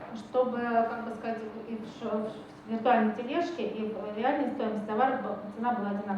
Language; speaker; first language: Russian; native; Russian